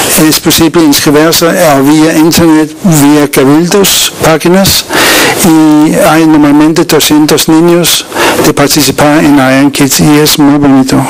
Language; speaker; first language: Spanish; non-native, learner; Danish